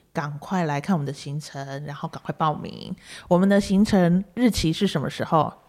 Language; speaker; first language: Chinese; native; Chinese